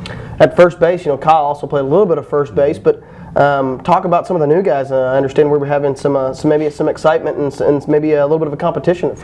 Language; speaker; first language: English; native; English